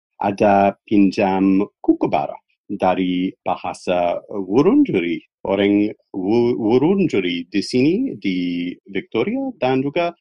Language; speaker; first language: Indonesian; non-native, fluent; English